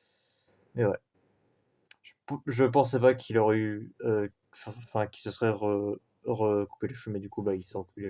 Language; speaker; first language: French; native; French